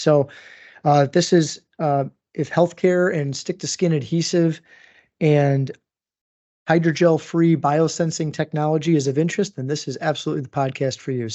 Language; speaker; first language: English; native; English